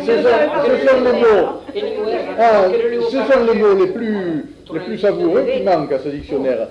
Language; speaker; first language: French; native; French